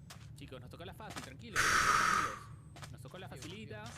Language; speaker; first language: Spanish; native; Spanish